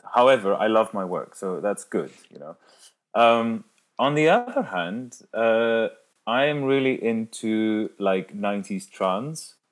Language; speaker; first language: English; non-native, local second language; Afrikaans